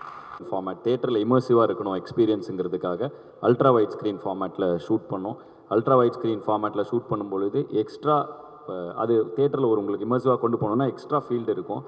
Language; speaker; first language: Tamil; native; Tamil